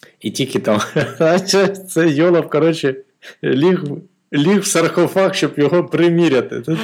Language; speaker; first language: Ukrainian; non-native, local second language; Russian